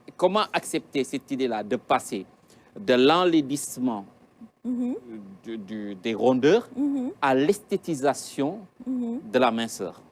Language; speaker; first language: French; non-native, local second language; Wolof